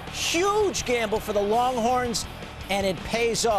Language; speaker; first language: English; native; English